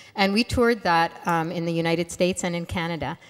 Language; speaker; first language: English; non-native, fluent; Arabic